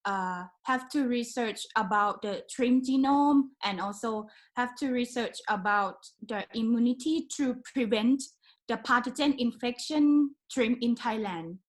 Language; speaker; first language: English; non-native, learner; Thai